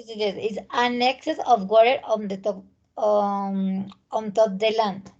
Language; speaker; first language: English; non-native, learner; Spanish